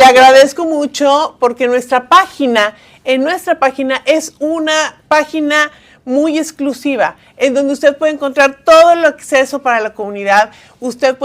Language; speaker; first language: Spanish; native; Spanish